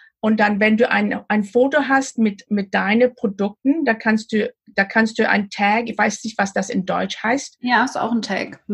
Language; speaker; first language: German; non-native, learner; English